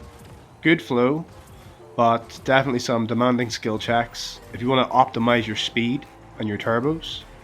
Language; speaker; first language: English; native; English